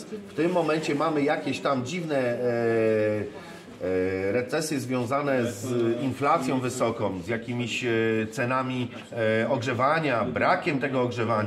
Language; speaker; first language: Polish; native; Polish